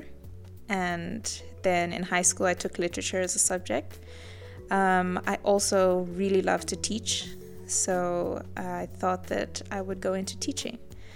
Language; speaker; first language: English; native; English